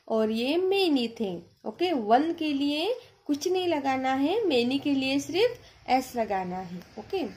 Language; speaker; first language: Hindi; non-native, local second language; Marathi